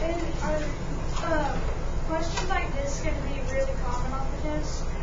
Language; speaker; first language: English; native; English